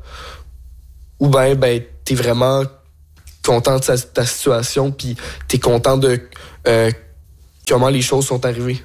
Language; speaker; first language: French; native; French